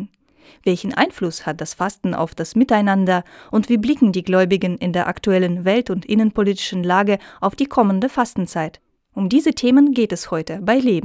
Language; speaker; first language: German; native; German